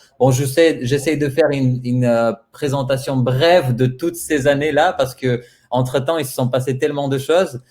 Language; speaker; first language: French; non-native, fluent; Bulgarian